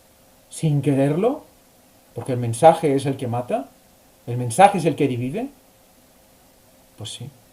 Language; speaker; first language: Spanish; native; Spanish